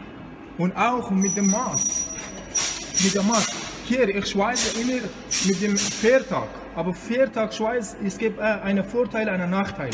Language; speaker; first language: German; non-native, learner; Persian